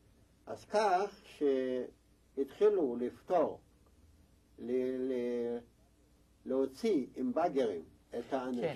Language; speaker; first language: Hebrew; non-native, fluent; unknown